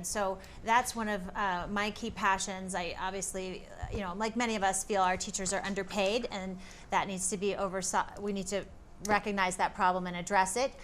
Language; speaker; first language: English; native; English